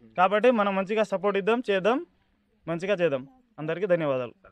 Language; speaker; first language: Telugu; non-native, local second language; Lambadi